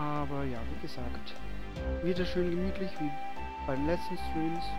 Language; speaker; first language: German; native; German